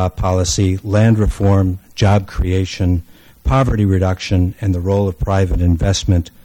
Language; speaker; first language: English; native; English